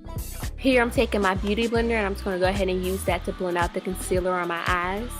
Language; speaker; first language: English; native; English